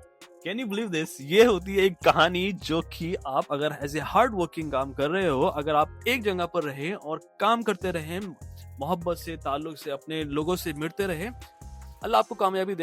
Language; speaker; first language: Hindi; native; Hindi